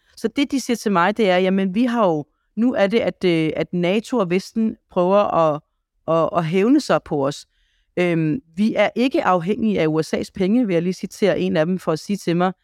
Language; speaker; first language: Danish; early bilingual, other home language; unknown